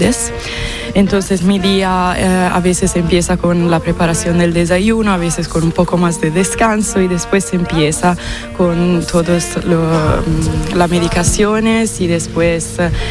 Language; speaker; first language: Spanish; non-native, fluent; Italian